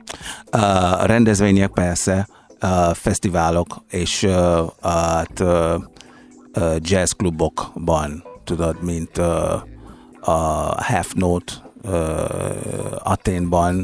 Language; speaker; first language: Hungarian; non-native, fluent; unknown